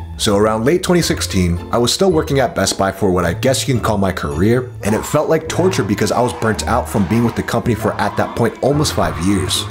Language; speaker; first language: English; native; English